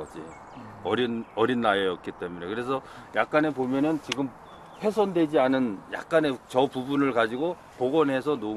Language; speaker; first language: Korean; native; Korean